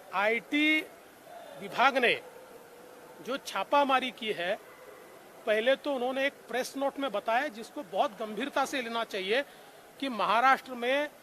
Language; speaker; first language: Hindi; non-native, local second language; Marathi